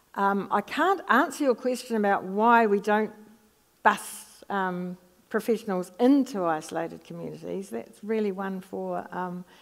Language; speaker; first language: English; native; English